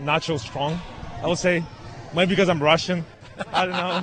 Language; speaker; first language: English; non-native, fluent; Russian